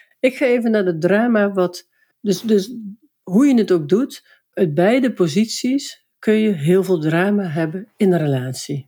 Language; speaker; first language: Dutch; native; Dutch